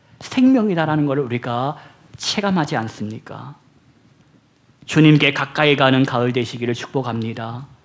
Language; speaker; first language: Korean; native; Korean